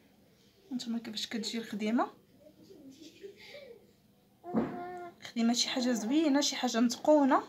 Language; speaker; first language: Arabic; native; Arabic